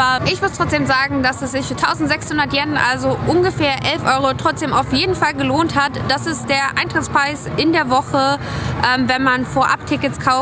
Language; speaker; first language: German; native; German